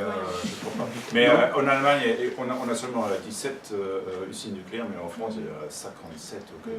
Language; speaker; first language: French; non-native, learner; German